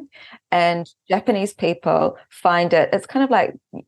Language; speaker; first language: English; native; English